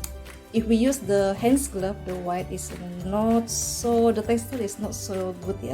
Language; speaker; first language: English; non-native, learner; Indonesian